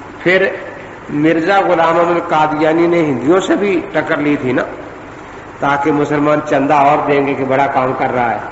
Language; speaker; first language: Urdu; non-native, local second language; Punjabi